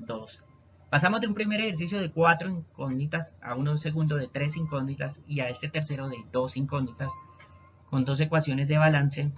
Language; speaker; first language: Spanish; native; Spanish